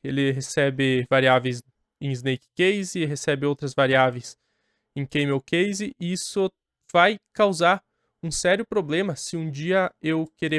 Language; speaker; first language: Portuguese; native; Portuguese